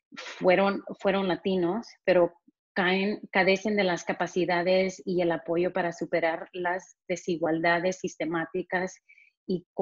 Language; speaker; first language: Spanish; early bilingual, heritage; Spanish